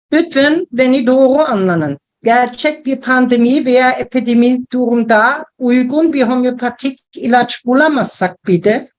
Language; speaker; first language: Turkish; non-native, learner; German